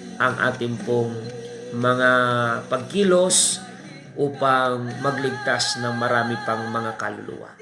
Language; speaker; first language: Filipino; non-native, local second language; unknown